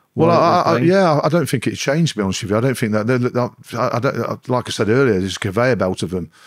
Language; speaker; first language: English; native; English